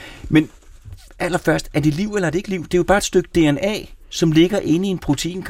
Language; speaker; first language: Danish; native; Danish